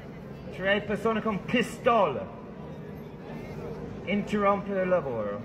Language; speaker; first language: Italian; non-native, fluent; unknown